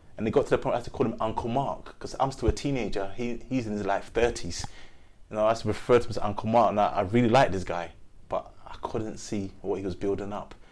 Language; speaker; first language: English; early bilingual, other home language; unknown